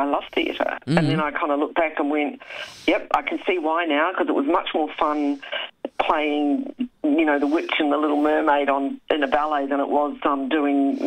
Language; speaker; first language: English; native; English